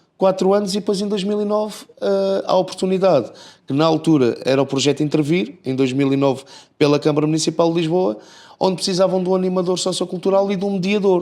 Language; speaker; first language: Portuguese; native; Portuguese